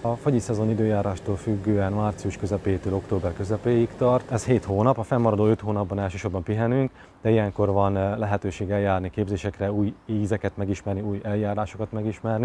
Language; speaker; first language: Hungarian; native; Hungarian